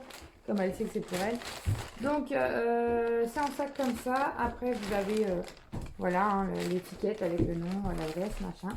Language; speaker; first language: French; native; French